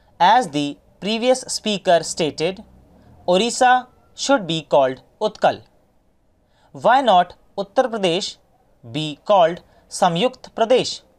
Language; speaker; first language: English; non-native, local second language; Hindi